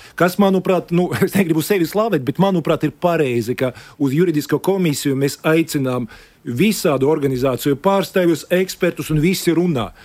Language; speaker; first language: Latvian; non-native, local second language; Russian